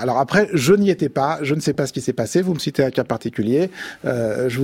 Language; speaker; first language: French; native; French